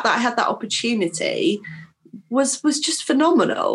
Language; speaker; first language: English; native; English